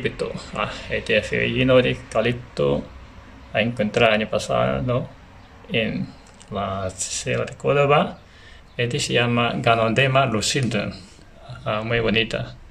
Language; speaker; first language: Spanish; non-native, learner; Chinese